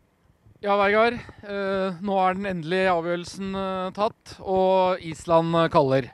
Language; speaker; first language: Norwegian; native; Norwegian